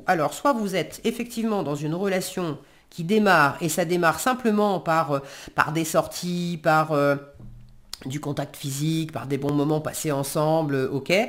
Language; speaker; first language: French; native; French